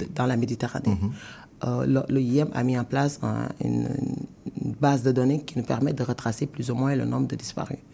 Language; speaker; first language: French; non-native, local second language; Wolof